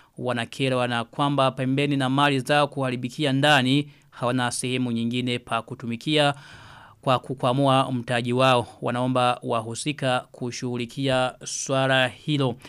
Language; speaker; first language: Swahili; non-native, local second language; Rundi